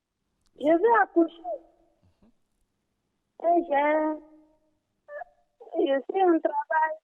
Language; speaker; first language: French; non-native, learner; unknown